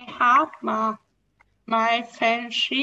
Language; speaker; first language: English; non-native, learner; Vietnamese